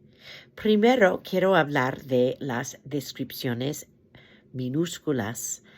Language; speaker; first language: Spanish; non-native, fluent; English